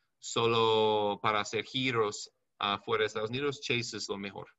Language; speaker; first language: Spanish; non-native, learner; English